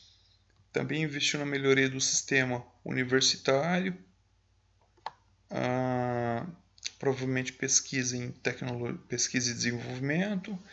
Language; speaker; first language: Portuguese; native; Portuguese